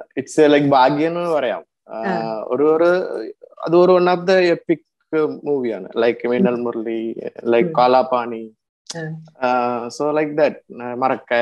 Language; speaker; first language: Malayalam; non-native, learner; Tamil